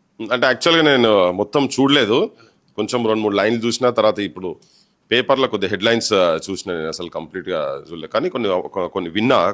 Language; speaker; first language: Telugu; native; Telugu